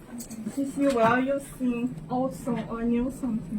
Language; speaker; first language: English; non-native, learner; Chinese